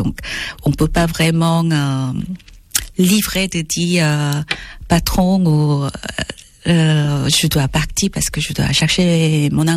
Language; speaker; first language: French; non-native, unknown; Korean